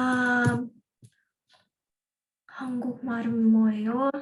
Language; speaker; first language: Korean; non-native, learner; Russian